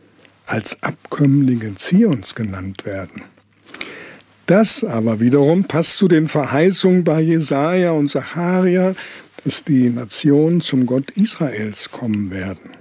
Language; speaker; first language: German; native; German